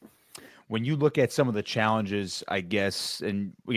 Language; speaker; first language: English; native; English